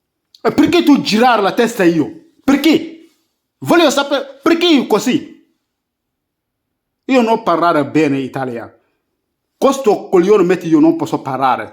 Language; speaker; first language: Italian; non-native, learner; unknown